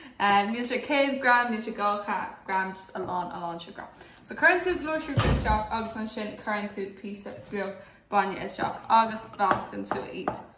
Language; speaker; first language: Irish; non-native, local second language; English